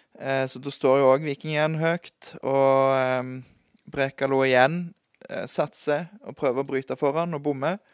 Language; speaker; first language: Norwegian; native; Norwegian